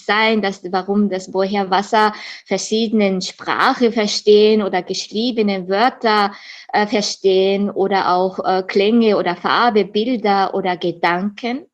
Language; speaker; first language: German; non-native, fluent; Japanese